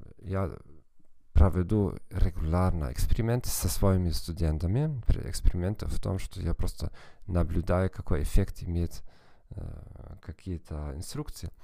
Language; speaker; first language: Russian; non-native, fluent; German